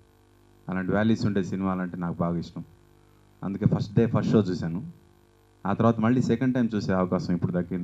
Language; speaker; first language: Telugu; native; Telugu